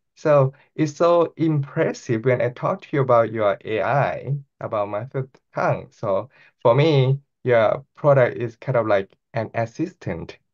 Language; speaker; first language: English; non-native, fluent; Thai